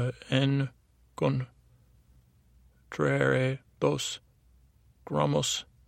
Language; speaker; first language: Spanish; non-native, learner; English